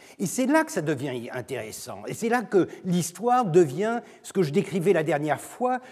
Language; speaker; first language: French; non-native, fluent; Turkish